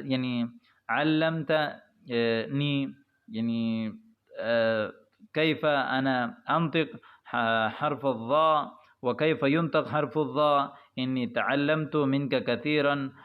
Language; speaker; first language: Arabic; non-native, fluent; Urdu